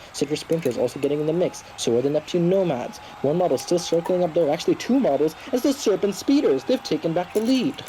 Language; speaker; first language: English; native; English